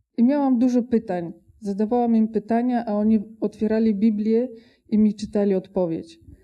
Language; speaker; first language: Polish; non-native, fluent; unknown